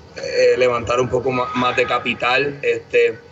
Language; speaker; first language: Spanish; native; Spanish